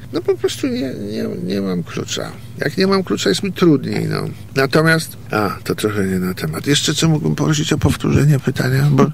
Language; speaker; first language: Polish; native; Polish